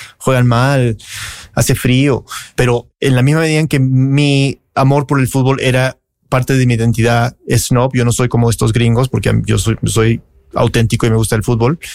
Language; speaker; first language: Spanish; early bilingual, heritage; Spanish